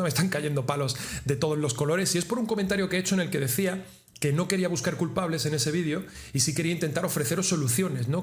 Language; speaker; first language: Spanish; native; Spanish